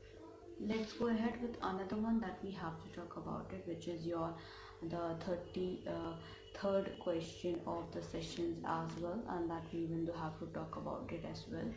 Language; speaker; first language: English; non-native, local second language; Hindi